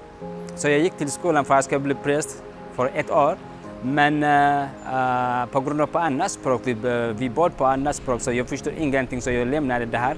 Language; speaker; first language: Swedish; non-native, learner; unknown